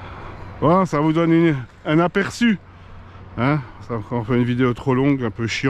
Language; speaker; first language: French; native; French